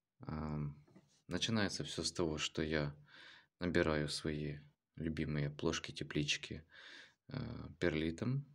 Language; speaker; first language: Russian; native; Russian